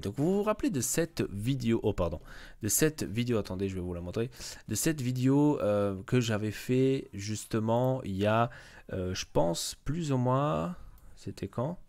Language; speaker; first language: French; native; French